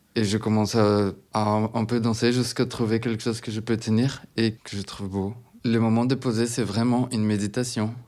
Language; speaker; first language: French; non-native, fluent; Portuguese